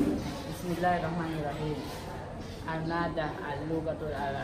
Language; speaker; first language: Arabic; non-native, learner; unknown